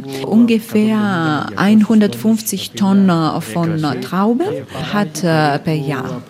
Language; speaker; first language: German; non-native, learner; Greek